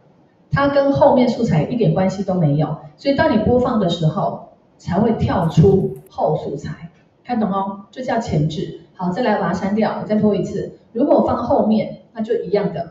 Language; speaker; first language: Chinese; native; Chinese